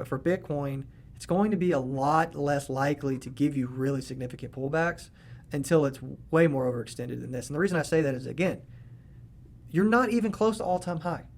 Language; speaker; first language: English; native; English